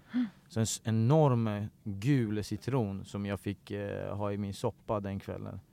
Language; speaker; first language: Swedish; early bilingual, other home language; Persian